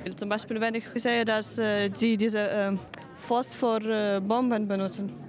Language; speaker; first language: German; non-native, fluent; Ukrainian